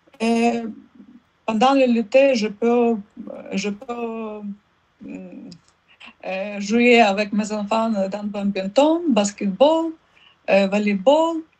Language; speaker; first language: French; non-native, learner; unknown